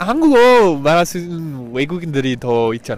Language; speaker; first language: Korean; non-native, fluent; English